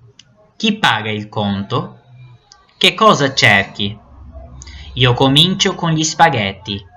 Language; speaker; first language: Italian; non-native, fluent; Portuguese